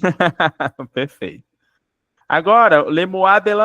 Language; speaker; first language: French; non-native, fluent; Portuguese